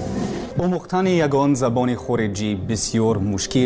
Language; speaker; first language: Persian; non-native, learner; English